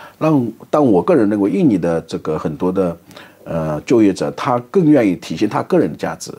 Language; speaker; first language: Chinese; native; Chinese